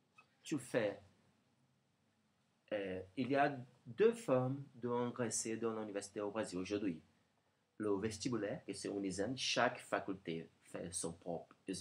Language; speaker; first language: French; non-native, learner; Portuguese